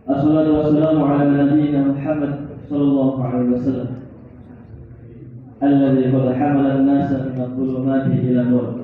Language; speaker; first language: Arabic; non-native, learner; Indonesian